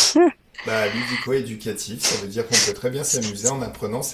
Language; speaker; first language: French; native; French